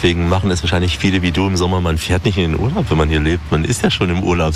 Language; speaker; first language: German; native; German